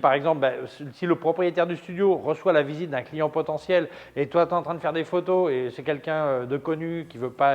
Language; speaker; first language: French; native; French